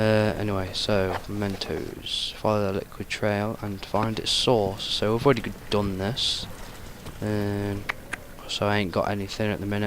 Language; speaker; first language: English; native; English